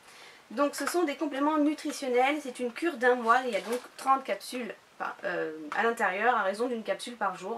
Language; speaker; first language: French; native; French